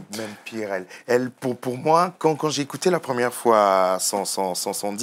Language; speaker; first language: French; native; French